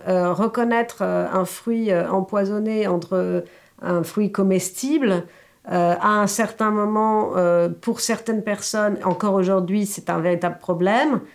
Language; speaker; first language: French; native; French